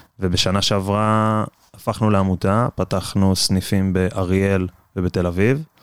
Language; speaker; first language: Hebrew; native; Hebrew